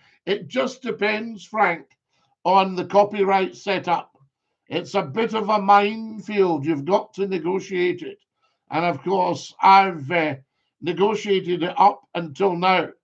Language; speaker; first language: English; native; English